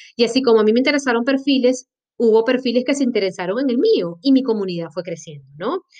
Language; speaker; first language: Spanish; native; Spanish